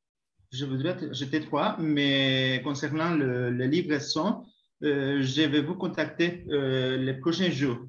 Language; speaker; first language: French; non-native, learner; Spanish